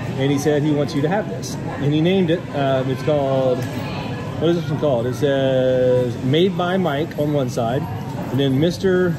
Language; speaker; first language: English; native; English